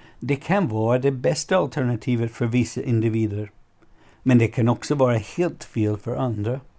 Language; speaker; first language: Swedish; non-native, fluent; English